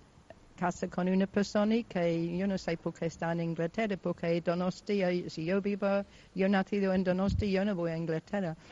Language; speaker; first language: Spanish; non-native, local second language; Basque